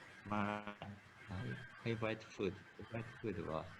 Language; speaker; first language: English; non-native, learner; Japanese